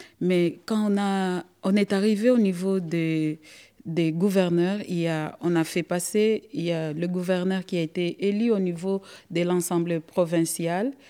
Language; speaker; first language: French; non-native, local second language; Swahili